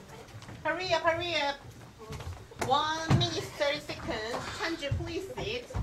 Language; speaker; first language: English; non-native, fluent; Korean